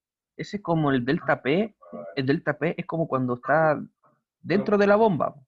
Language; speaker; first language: Spanish; native; Spanish